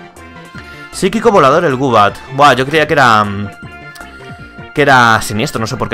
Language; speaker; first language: Spanish; native; Spanish